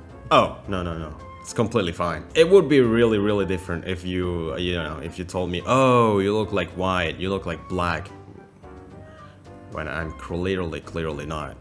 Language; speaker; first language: English; non-native, fluent; Indonesian